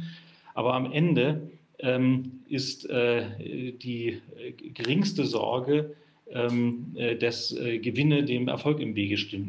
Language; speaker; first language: German; native; German